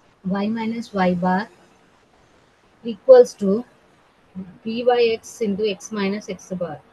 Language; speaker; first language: English; non-native, local second language; Telugu